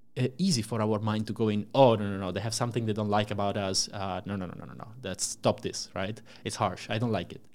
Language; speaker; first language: English; non-native, fluent; Italian